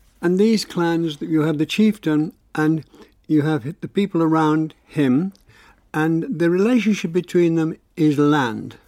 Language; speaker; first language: English; native; English